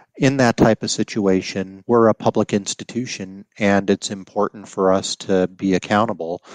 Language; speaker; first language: English; native; English